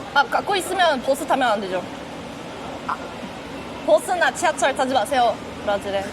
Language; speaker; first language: Korean; non-native, fluent; Portuguese